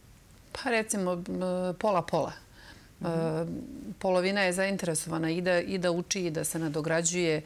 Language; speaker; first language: Serbian; native; Serbian